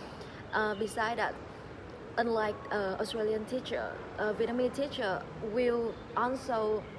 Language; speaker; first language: English; non-native, learner; Vietnamese